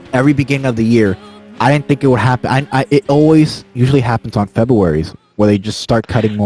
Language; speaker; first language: English; native; English